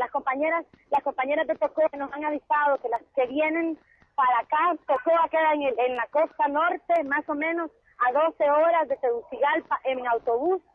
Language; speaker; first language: Spanish; native; Spanish